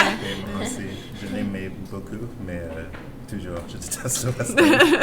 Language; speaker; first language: French; non-native, learner; English